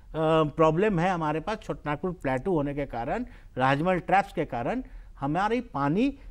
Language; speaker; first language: Hindi; native; Hindi